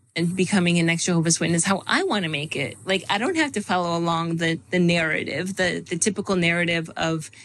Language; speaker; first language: English; native; English